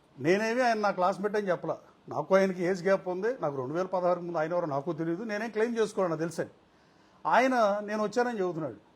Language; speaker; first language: Telugu; native; Telugu